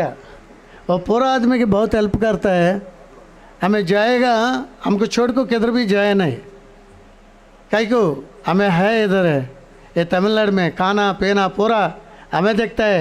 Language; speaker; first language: Hindi; non-native, local second language; Telugu